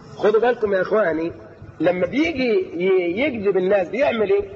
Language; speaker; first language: Arabic; native; Arabic